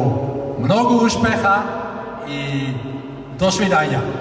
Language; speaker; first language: Russian; non-native, learner; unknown